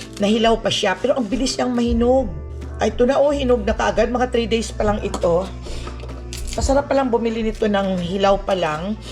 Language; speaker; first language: Filipino; non-native, local second language; Cebuano